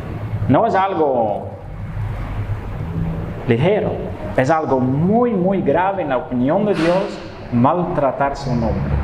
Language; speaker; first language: Spanish; non-native, fluent; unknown